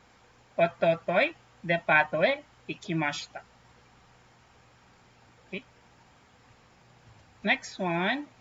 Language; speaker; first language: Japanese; non-native, fluent; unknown